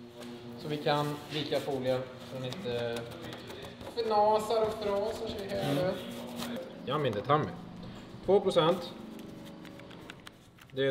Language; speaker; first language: Swedish; native; Swedish